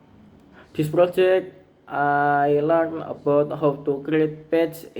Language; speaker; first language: English; non-native, learner; Indonesian